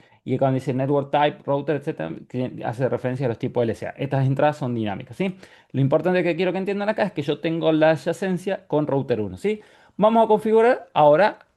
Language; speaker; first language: Spanish; native; Spanish